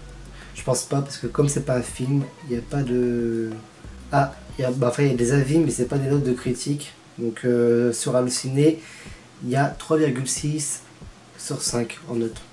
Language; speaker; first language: French; native; French